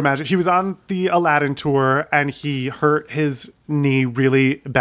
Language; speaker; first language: English; native; English